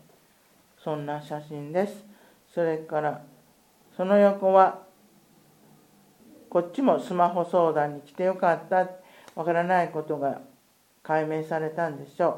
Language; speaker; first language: Japanese; native; Japanese